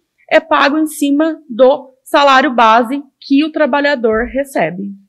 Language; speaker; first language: Portuguese; native; Portuguese